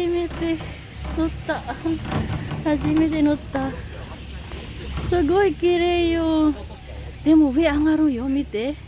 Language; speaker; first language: Japanese; non-native, learner; Filipino